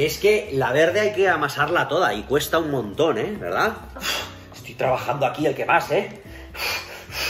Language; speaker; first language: Spanish; native; Spanish